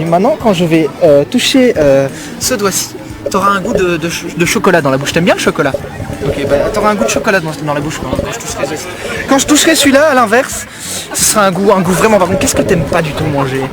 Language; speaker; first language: French; native; French